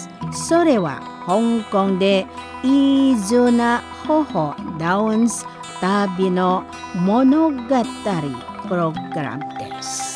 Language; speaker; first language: Japanese; non-native, fluent; Indonesian